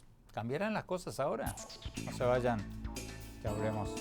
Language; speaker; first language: Spanish; native; Spanish